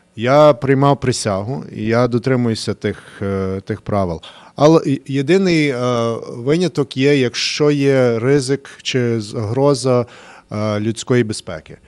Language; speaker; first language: Ukrainian; early bilingual, heritage; Ukrainian